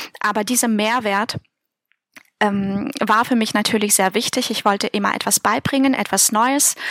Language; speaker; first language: German; non-native, fluent; Russian